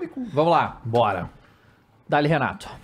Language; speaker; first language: Portuguese; native; Portuguese